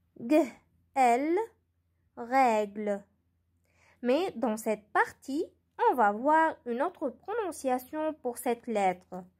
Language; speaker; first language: French; non-native, local second language; Arabic